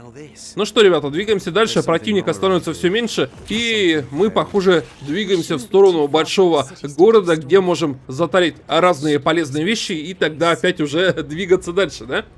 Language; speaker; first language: Russian; native; Russian